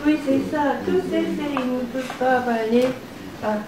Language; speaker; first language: French; non-native, learner; Japanese